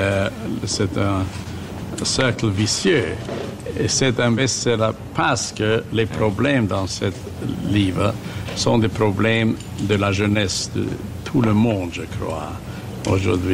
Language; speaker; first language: French; non-native, fluent; German